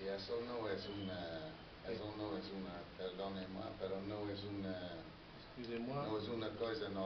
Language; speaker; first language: Spanish; non-native, fluent; English